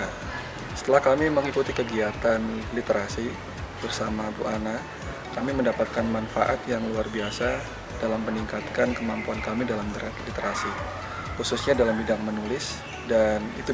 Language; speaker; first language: Indonesian; native; Indonesian